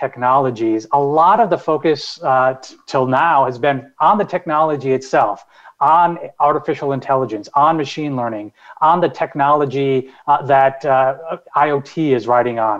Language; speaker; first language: English; native; English